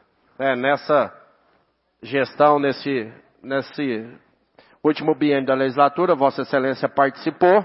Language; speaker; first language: Portuguese; native; Portuguese